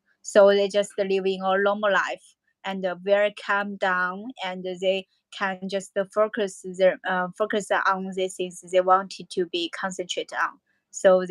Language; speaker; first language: English; non-native, learner; Chinese